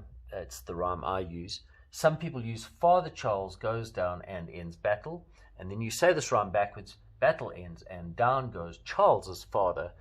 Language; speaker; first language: English; native; English